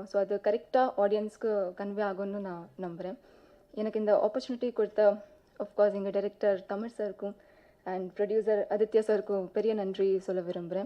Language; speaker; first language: Tamil; non-native, fluent; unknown